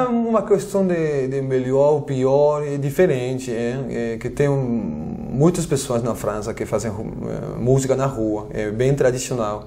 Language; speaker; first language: Portuguese; non-native, fluent; French